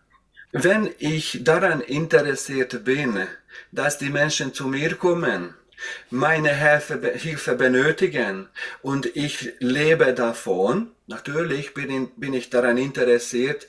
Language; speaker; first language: German; non-native, fluent; Hungarian